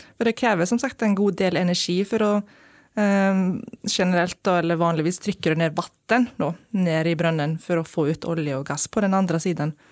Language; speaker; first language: Norwegian; non-native, fluent; Icelandic